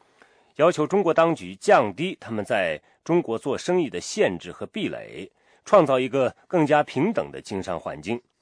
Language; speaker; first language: Chinese; native; Chinese